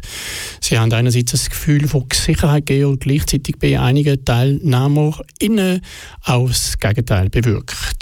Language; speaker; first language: German; native; German